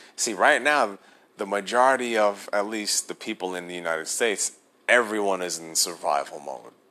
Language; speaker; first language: English; native; English